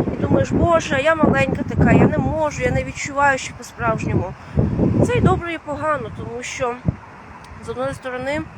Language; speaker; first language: Ukrainian; non-native, fluent; Latvian